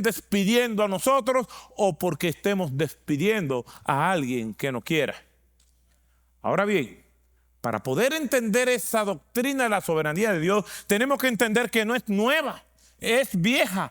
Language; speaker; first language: Spanish; native; Spanish